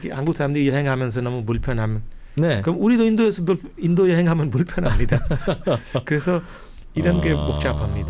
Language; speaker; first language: Korean; non-native, fluent; Hindi